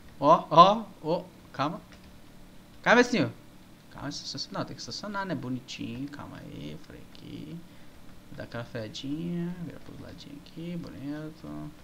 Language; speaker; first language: Portuguese; native; Portuguese